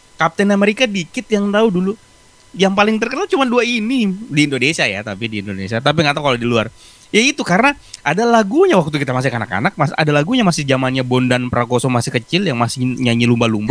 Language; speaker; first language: Indonesian; native; Indonesian